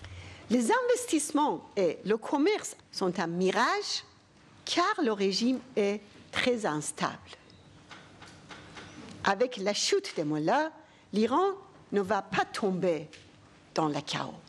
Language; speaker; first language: French; non-native, fluent; Persian